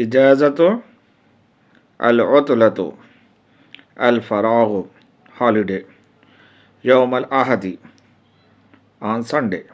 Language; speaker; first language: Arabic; non-native, fluent; Urdu